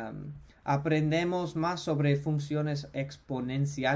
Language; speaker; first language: Spanish; non-native, fluent; English